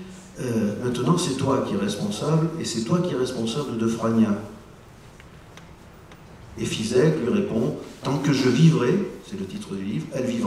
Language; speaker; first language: French; native; French